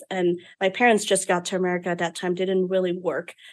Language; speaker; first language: English; non-native, fluent; Vietnamese